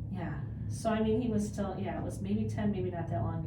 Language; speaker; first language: English; native; English